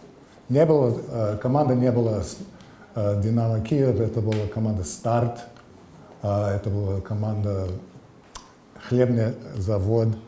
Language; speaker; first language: Russian; non-native, fluent; English